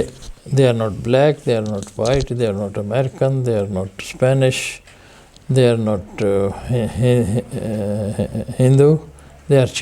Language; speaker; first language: English; non-native, fluent; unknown